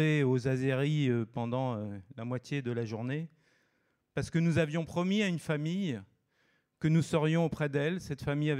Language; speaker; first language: French; native; French